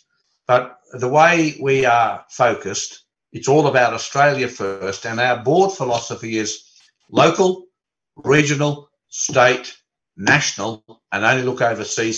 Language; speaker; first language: English; native; English